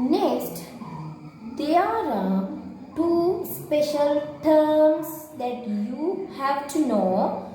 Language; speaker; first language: English; non-native, local second language; Sinhala